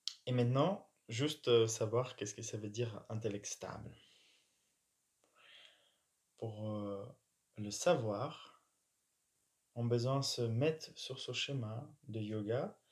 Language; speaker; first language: French; non-native, fluent; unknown